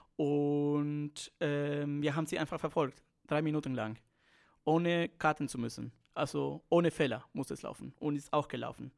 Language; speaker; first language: German; non-native, fluent; Spanish